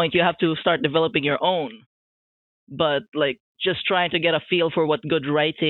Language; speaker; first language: English; non-native, local second language; Filipino